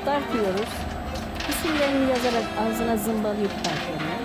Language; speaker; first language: Turkish; native; Turkish